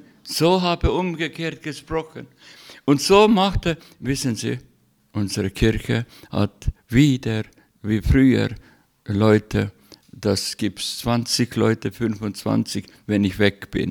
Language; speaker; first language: German; non-native, learner; Estonian